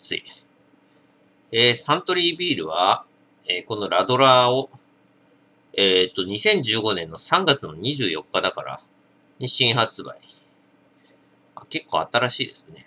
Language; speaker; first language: Japanese; native; Japanese